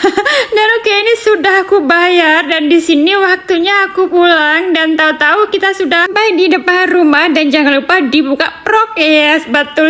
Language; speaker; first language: Indonesian; native; Indonesian